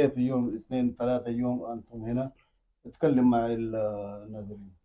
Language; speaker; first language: Arabic; non-native, learner; Urdu